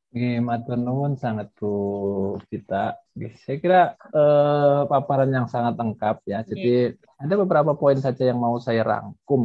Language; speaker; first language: Indonesian; non-native, local second language; Javanese